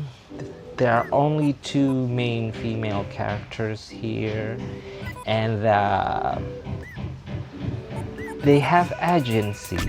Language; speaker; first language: English; non-native, fluent; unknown